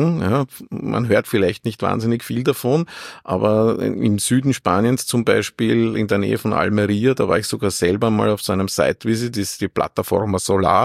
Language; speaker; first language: German; native; German